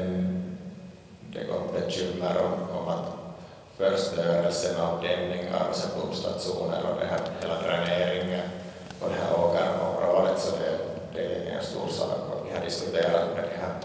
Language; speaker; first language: Swedish; non-native, local second language; Finnish